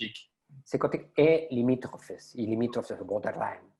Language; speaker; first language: French; non-native, learner; Spanish